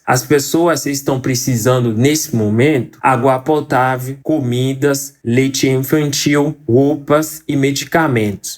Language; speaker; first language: Portuguese; non-native, fluent; Haitian Creole